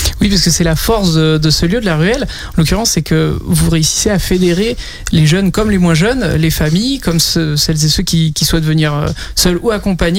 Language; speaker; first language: French; native; French